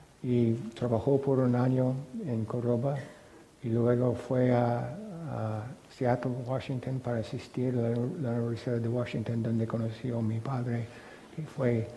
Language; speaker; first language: Spanish; non-native, fluent; English